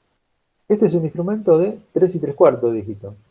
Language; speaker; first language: Spanish; native; Spanish